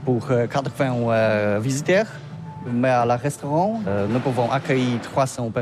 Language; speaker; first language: French; non-native, learner; Polish